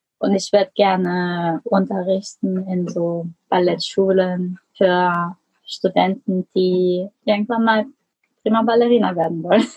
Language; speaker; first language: German; non-native, fluent; Korean